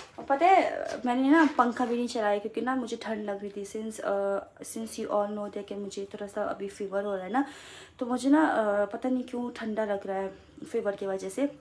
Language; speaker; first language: Hindi; non-native, local second language; Tibetan